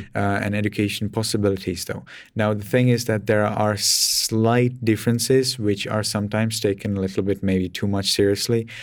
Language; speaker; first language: English; non-native, fluent; Czech